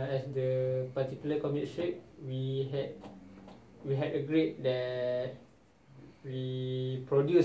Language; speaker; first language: English; non-native, learner; Malay